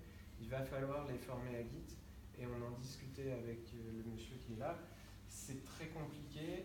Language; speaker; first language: French; native; French